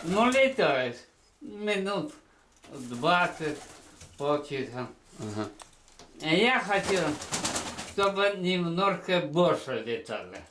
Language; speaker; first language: Russian; non-native, local second language; Ukrainian